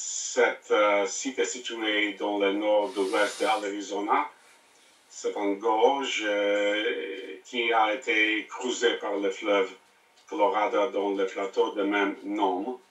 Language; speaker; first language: French; non-native, learner; English